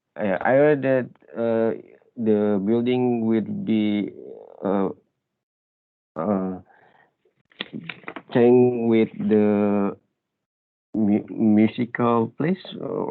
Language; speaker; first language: English; non-native, learner; Indonesian